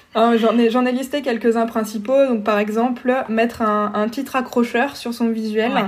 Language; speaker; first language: French; native; French